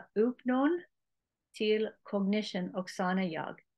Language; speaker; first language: Swedish; non-native, learner; English